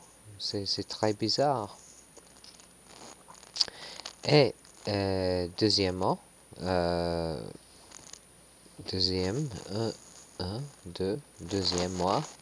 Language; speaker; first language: French; non-native, learner; English